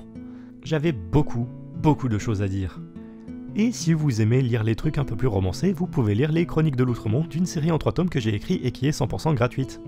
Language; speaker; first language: French; native; French